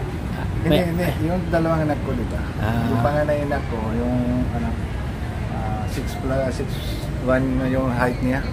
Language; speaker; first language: Filipino; non-native, learner; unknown